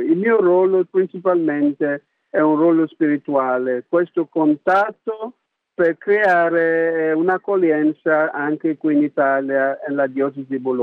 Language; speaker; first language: Italian; non-native, local second language; English